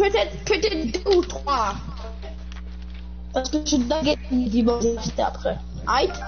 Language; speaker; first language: French; non-native, local second language; English